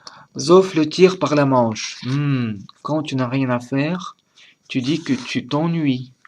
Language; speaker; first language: French; non-native, learner; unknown